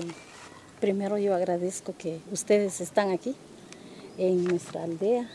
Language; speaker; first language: Spanish; non-native, local second language; Kaqchikel